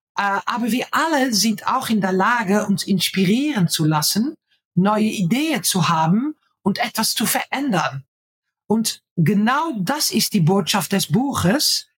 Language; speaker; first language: German; non-native, fluent; Dutch